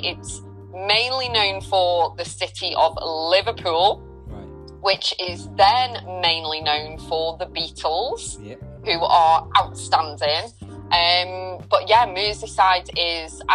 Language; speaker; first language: English; native; English